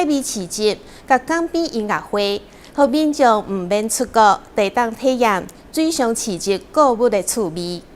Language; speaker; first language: Chinese; native; Chinese